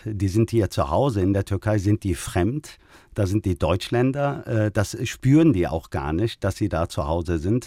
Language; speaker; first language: German; early bilingual, other home language; Turkish